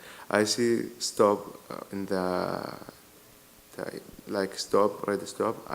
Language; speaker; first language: English; non-native, learner; Arabic